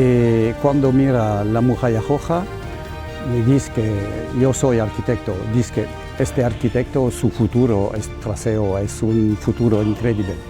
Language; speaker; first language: Spanish; non-native, learner; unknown